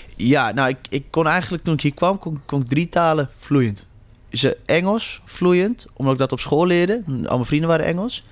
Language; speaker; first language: Dutch; early bilingual, heritage; Dutch